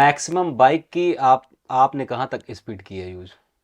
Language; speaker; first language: Hindi; native; Hindi